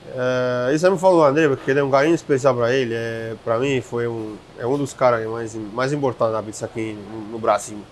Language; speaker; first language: Portuguese; non-native, fluent; Italian